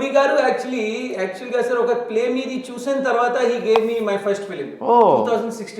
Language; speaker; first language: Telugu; non-native, local second language; Hindi